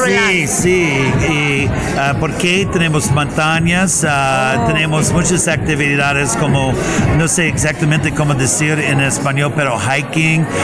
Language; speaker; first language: Spanish; non-native, learner; English